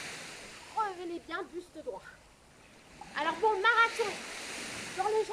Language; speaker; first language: French; native; French